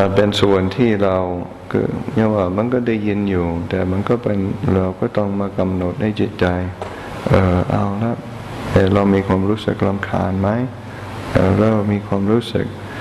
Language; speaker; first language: Thai; non-native, fluent; English